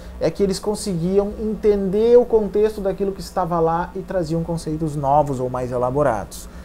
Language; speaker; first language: Portuguese; native; Portuguese